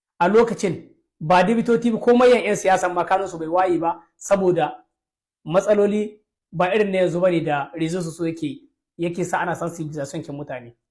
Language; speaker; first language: Hausa; native; Hausa